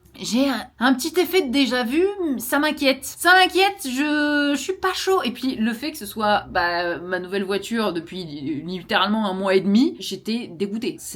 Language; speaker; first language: French; early bilingual, other home language; Portuguese